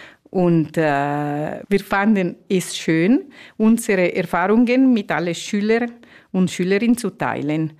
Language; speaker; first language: German; non-native, fluent; Italian